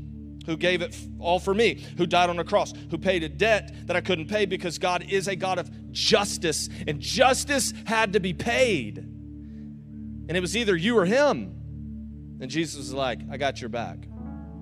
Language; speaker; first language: English; native; English